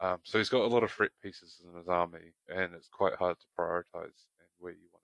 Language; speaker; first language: English; native; English